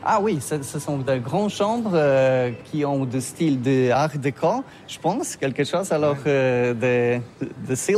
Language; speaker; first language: French; non-native, learner; Polish